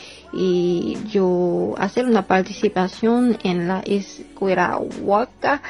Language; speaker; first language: Spanish; non-native, local second language; Haitian Creole